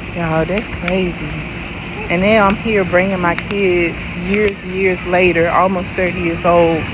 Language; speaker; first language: English; native; English